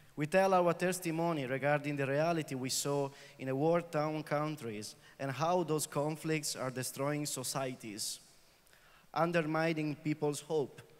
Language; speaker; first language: English; non-native, fluent; Italian